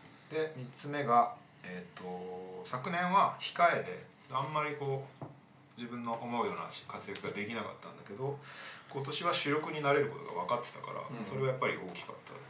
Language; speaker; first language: Japanese; native; Japanese